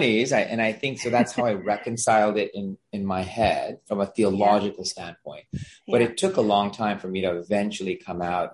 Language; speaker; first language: English; non-native, fluent; Gujarati